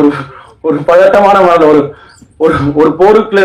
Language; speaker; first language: Tamil; native; Tamil